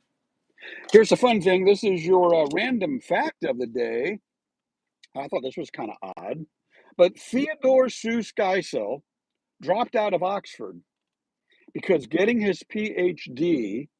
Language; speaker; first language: English; native; English